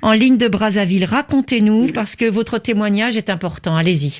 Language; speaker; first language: French; native; French